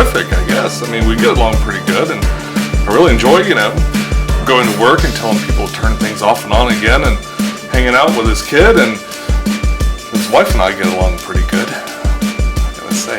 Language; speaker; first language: English; native; English